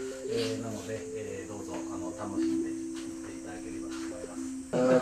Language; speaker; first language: Japanese; native; Japanese